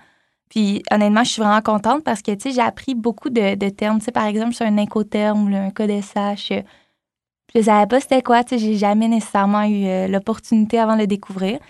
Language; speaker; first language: French; native; French